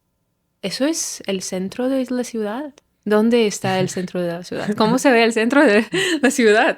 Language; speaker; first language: Spanish; non-native, fluent; Russian